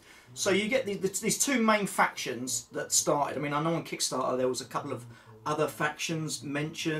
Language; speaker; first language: English; native; English